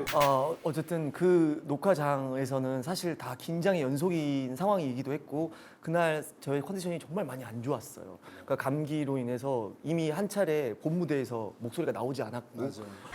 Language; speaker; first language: Korean; native; Korean